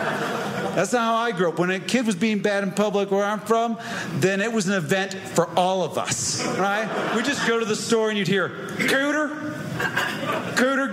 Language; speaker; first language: English; native; English